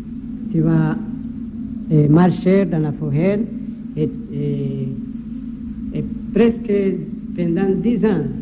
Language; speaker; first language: French; non-native, learner; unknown